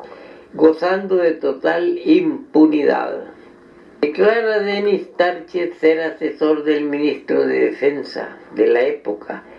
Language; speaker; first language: Spanish; native; Spanish